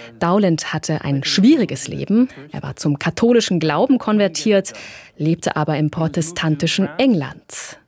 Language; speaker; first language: German; native; German